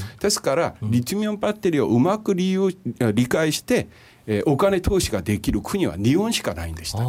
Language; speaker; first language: Japanese; non-native, fluent; Korean